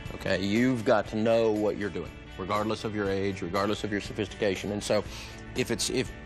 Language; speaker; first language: English; native; English